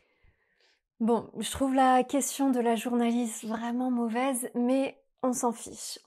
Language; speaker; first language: French; native; French